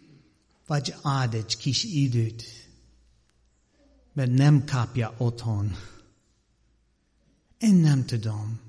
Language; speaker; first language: Hungarian; non-native, learner; English